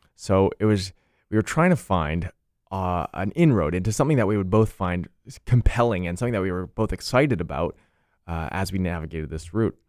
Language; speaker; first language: English; native; English